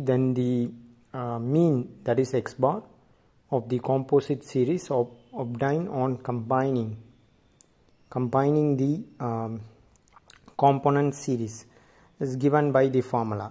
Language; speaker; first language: English; non-native, local second language; Tamil